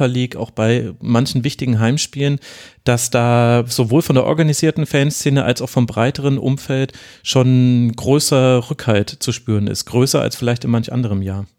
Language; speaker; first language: German; native; German